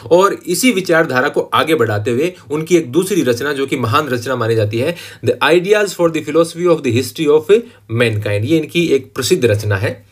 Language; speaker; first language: Hindi; native; Hindi